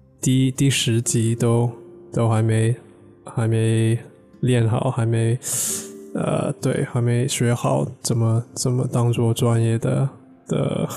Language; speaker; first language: Chinese; non-native, fluent; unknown